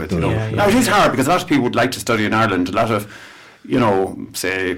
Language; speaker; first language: English; native; English